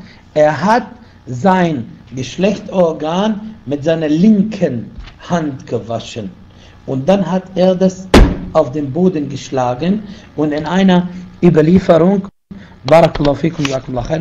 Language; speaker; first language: German; non-native, fluent; Arabic